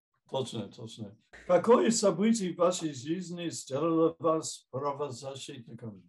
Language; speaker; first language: Russian; non-native, fluent; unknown